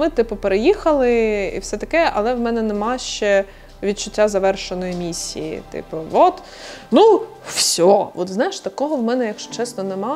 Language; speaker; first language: Ukrainian; native; Ukrainian